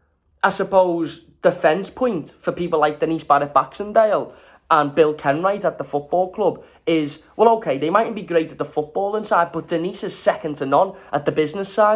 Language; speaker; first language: English; native; English